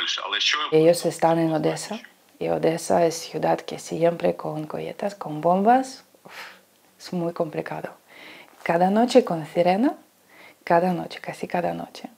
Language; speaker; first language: Spanish; non-native, learner; Ukrainian